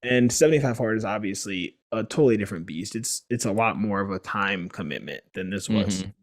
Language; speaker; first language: English; native; English